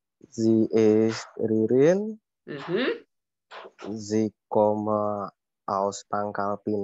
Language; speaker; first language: German; non-native, learner; Indonesian